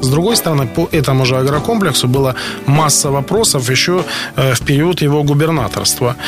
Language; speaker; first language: Russian; native; Russian